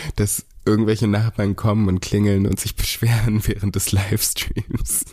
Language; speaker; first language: German; native; German